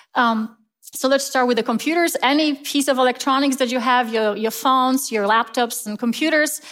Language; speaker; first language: English; non-native, fluent; Polish